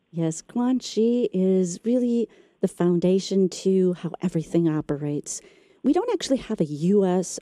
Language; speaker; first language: English; native; English